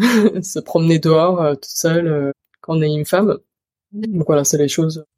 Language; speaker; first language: French; early bilingual, other home language; Chinese